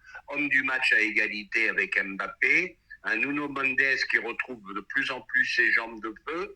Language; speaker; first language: French; native; French